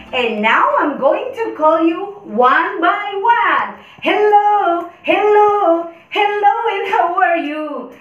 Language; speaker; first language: English; non-native, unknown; Indonesian